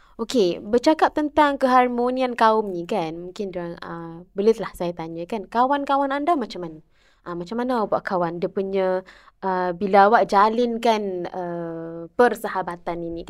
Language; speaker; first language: Malay; native; Malay